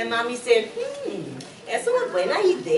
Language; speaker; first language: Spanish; non-native, learner; English